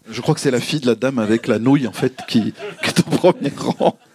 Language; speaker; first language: French; native; French